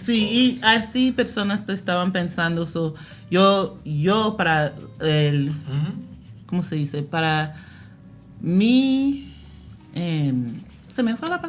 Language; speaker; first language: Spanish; early bilingual, heritage; Spanish